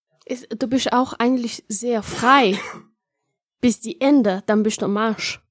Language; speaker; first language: German; non-native, fluent; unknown